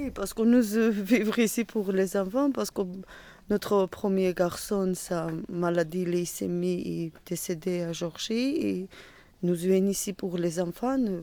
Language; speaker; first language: French; non-native, learner; Georgian